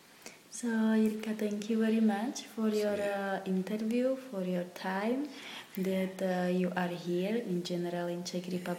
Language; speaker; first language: English; non-native, fluent; Slovak